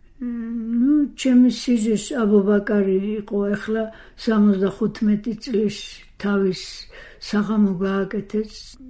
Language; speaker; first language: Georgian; non-native, fluent; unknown